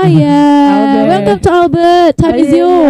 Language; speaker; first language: English; non-native, fluent; Indonesian